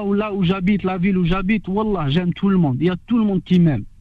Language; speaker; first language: French; non-native, local second language; Arabic